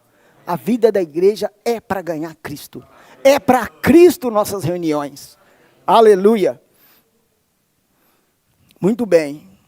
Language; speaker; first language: Portuguese; native; Portuguese